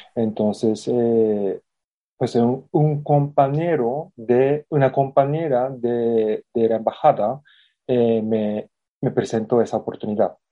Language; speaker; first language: Spanish; non-native, fluent; Japanese